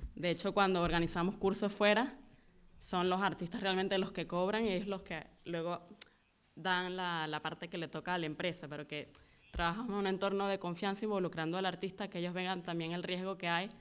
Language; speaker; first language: Spanish; native; Spanish